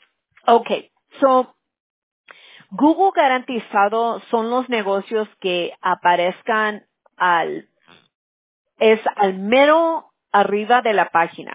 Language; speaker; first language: Spanish; early bilingual, heritage; Spanish